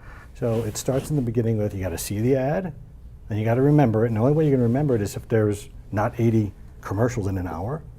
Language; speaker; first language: English; native; English